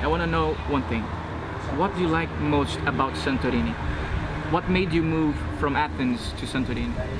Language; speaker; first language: English; non-native, fluent; Portuguese